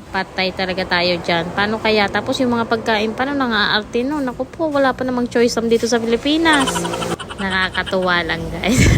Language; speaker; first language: Filipino; non-native, local second language; Bikol